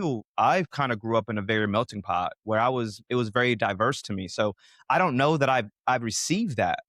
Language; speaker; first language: English; native; English